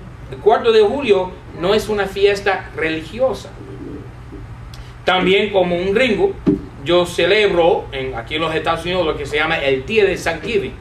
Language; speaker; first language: Spanish; non-native, fluent; English